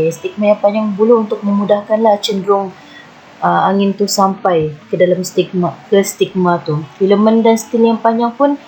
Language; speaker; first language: Malay; native; Malay